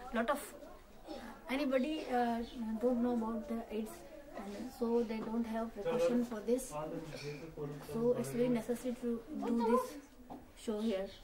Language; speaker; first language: English; non-native, learner; Hindi